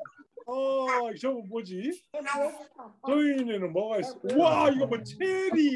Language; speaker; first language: Korean; native; Korean